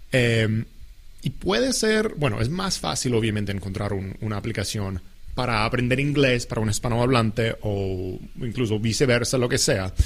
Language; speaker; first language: Spanish; non-native, fluent; English